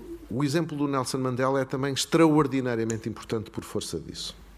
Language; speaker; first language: Portuguese; native; Portuguese